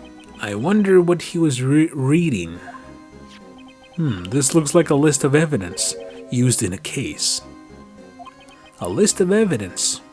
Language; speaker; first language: English; native; English